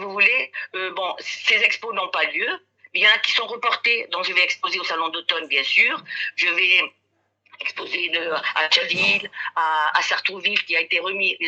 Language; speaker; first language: French; native; French